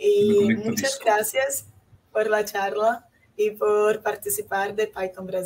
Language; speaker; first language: Spanish; non-native, fluent; Portuguese